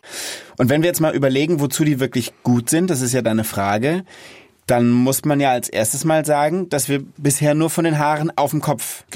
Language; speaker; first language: German; native; German